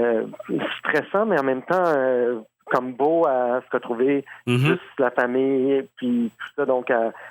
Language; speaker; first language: French; native; French